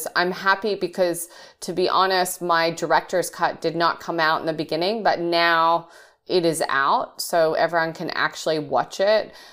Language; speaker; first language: English; native; English